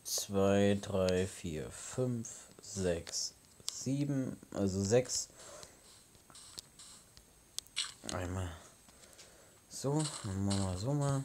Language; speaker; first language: German; native; German